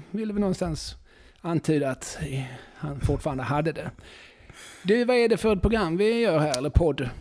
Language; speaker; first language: Swedish; native; Swedish